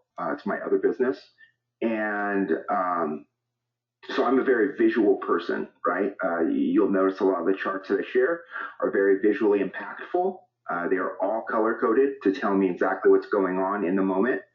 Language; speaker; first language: English; native; English